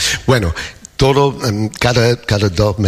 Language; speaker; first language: Spanish; non-native, fluent; English